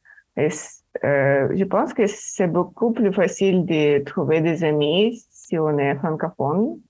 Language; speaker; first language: French; non-native, fluent; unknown